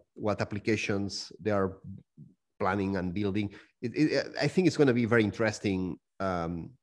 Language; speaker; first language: English; non-native, fluent; Spanish